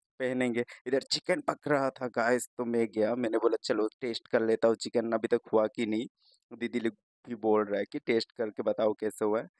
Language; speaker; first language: Hindi; non-native, local second language; Bangla